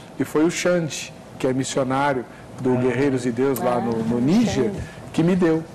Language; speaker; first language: Portuguese; native; Portuguese